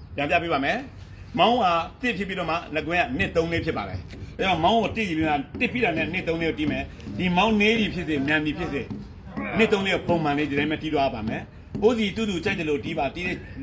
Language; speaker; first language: Burmese; non-native, local second language; Shan